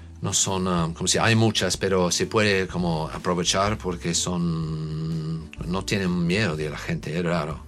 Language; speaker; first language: Spanish; non-native, learner; English